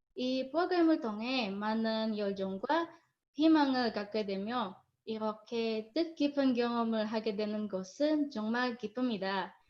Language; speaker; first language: Korean; non-native, learner; Indonesian